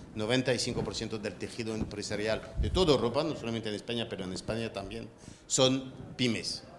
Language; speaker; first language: Spanish; non-native, fluent; French